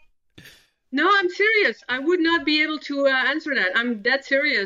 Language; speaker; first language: English; non-native, fluent; Dutch